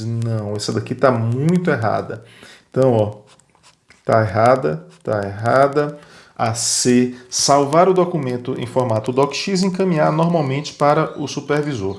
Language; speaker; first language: Portuguese; native; Portuguese